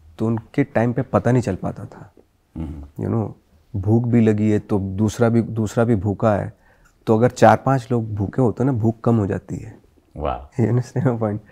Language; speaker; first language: Hindi; native; Hindi